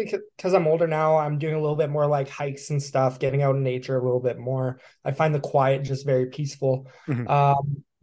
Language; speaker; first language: English; native; English